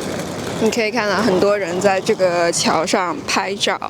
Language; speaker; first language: Chinese; non-native, fluent; French